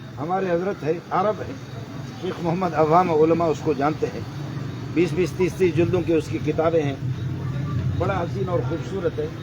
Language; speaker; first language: Urdu; non-native, fluent; Baluchi